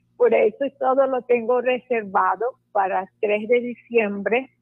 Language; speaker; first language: Spanish; non-native, fluent; Arabic